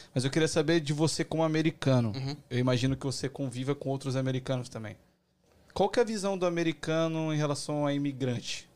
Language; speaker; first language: Portuguese; native; Portuguese